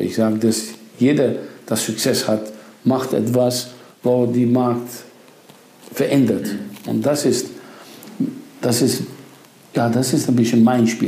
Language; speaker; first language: German; non-native, fluent; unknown